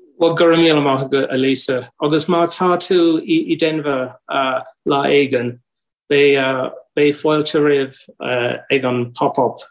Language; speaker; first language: Irish; non-native, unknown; English